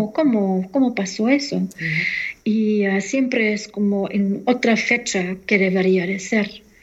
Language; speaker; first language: Spanish; non-native, fluent; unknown